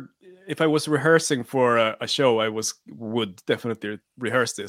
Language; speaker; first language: English; non-native, fluent; Swedish